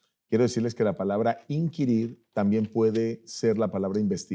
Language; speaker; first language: Spanish; native; Spanish